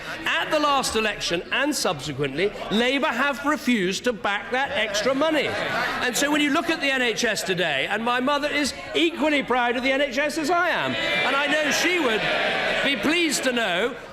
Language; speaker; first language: English; native; English